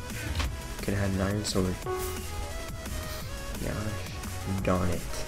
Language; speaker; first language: English; native; English